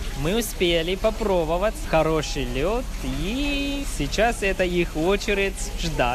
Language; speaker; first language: Russian; non-native, learner; Chinese